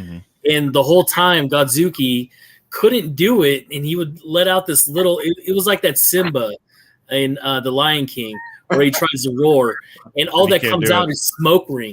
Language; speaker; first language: English; native; English